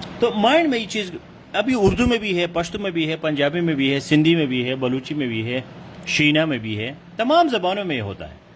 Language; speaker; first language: Urdu; non-native, local second language; Pashto